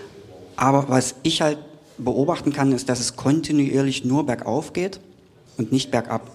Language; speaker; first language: German; native; German